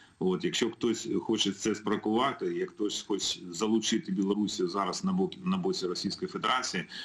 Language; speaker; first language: Ukrainian; non-native, local second language; Russian